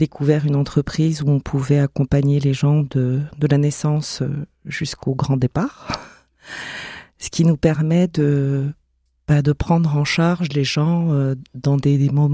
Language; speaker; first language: French; non-native, local second language; Somali